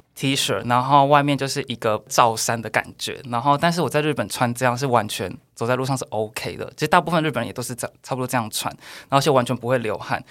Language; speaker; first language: Chinese; native; Chinese